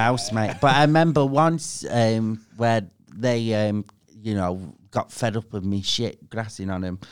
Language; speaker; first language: English; native; English